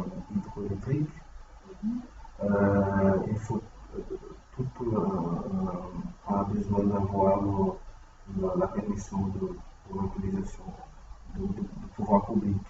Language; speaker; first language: French; non-native, learner; Portuguese